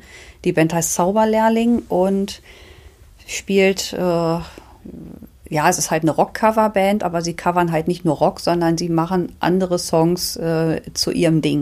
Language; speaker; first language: German; native; German